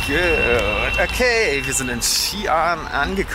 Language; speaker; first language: German; native; German